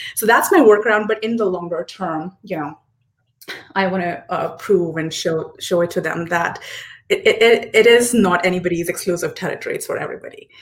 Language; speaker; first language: English; non-native, local second language; Hindi